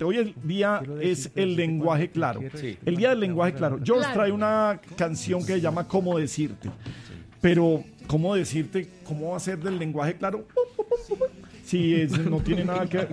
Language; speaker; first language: Spanish; native; Spanish